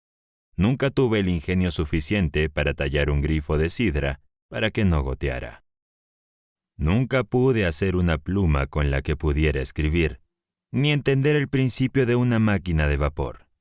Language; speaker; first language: Spanish; native; Spanish